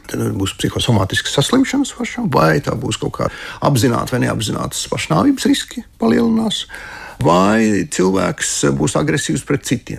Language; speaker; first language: Latvian; non-native, local second language; Russian